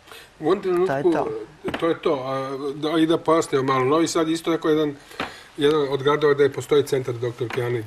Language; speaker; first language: Croatian; native; Croatian